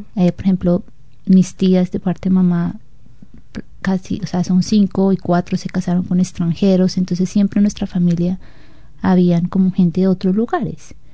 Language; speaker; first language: Spanish; native; Spanish